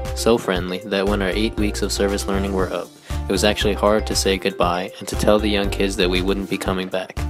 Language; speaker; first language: English; native; English